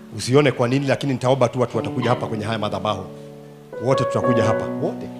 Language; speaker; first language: Swahili; non-native, local second language; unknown